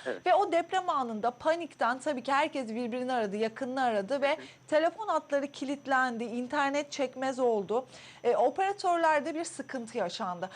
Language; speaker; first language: Turkish; native; Turkish